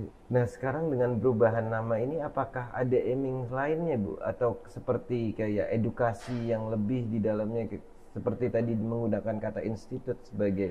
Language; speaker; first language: Indonesian; native; Indonesian